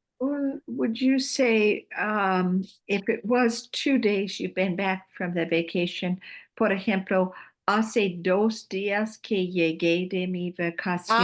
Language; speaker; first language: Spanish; non-native, learner; English